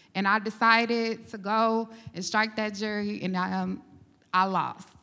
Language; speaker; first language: English; native; English